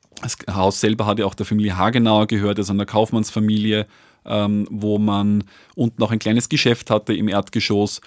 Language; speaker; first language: German; native; German